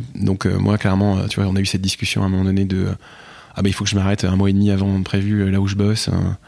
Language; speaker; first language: French; native; French